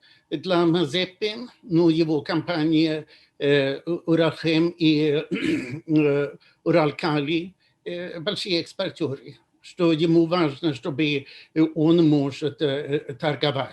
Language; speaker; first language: Russian; non-native, fluent; Swedish